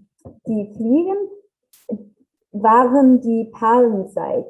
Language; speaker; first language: German; non-native, learner; English